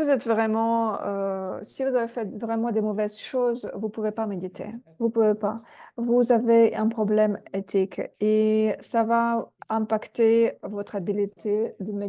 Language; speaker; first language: French; non-native, fluent; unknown